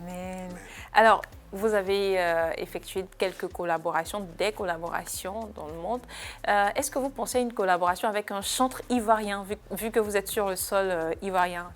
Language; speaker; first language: French; native; French